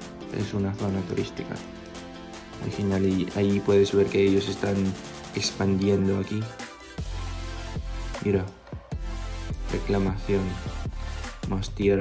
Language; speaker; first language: Spanish; non-native, fluent; Filipino